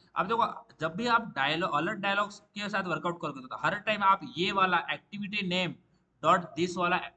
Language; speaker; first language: Hindi; non-native, local second language; Marathi